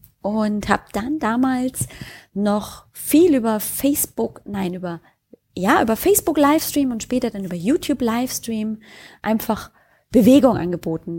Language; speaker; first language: German; native; German